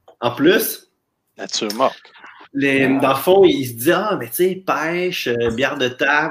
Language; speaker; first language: French; native; French